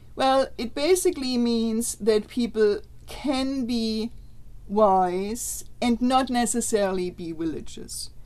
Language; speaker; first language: English; non-native, fluent; German